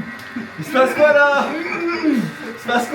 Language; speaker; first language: French; native; French